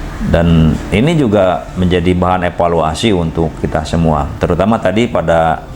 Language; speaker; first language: Indonesian; native; Indonesian